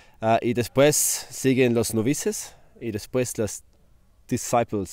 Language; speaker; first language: Spanish; non-native, learner; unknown